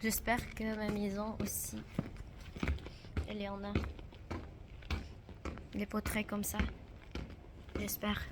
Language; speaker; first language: French; non-native, learner; Indonesian